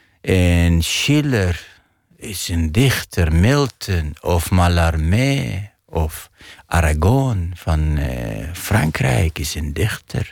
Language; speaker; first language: Dutch; non-native, fluent; Arabic